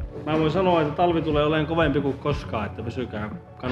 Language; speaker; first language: Finnish; native; Finnish